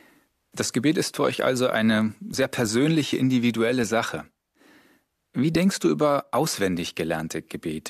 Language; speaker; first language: German; native; German